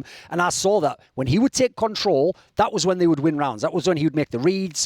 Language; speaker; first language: English; native; English